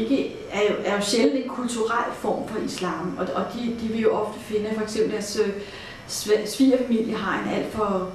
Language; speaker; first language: Danish; native; Danish